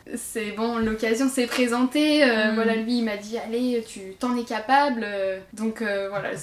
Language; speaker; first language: French; native; French